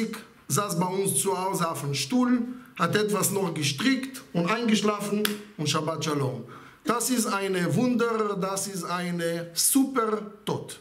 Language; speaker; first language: German; non-native, fluent; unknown